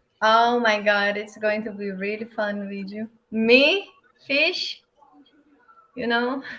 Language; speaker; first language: English; non-native, learner; Portuguese